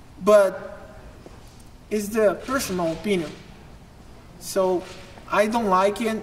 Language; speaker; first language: English; non-native, learner; Portuguese